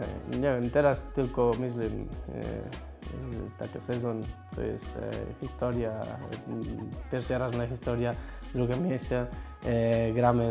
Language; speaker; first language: Polish; non-native, learner; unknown